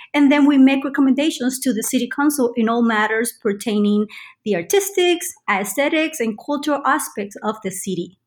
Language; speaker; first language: English; non-native, fluent; Spanish